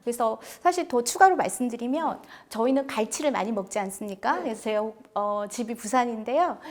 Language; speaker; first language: Korean; native; Korean